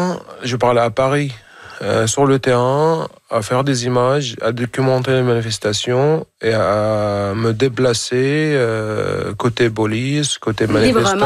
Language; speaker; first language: French; non-native, fluent; Arabic